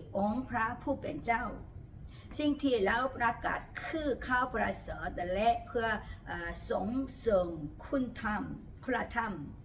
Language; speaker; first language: Thai; non-native, fluent; Korean